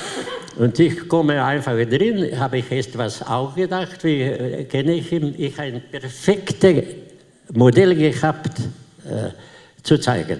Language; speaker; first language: German; non-native, learner; Slovenian